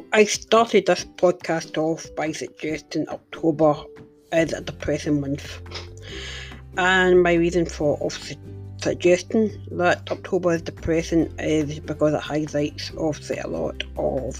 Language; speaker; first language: English; native; English